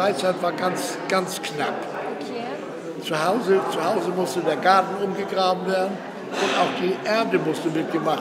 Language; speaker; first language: German; native; German